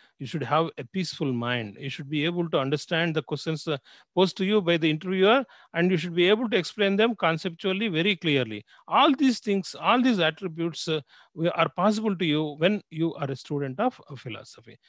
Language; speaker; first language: English; non-native, local second language; Telugu